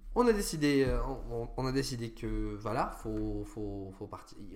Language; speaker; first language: French; non-native, fluent; Arabic